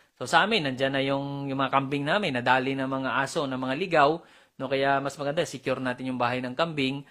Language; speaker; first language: Filipino; non-native, local second language; Cebuano